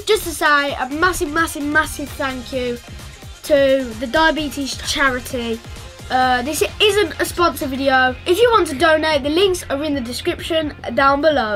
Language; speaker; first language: English; native; English